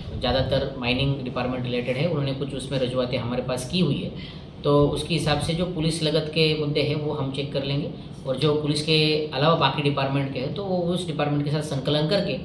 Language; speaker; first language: Hindi; non-native, local second language; Marathi